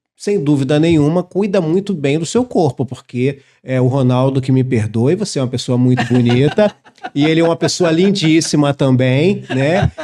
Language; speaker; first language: Portuguese; native; Portuguese